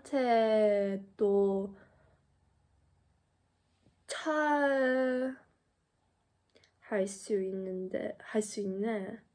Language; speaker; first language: Korean; non-native, learner; English